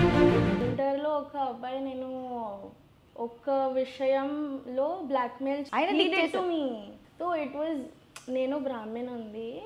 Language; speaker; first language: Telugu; non-native, learner; Hindi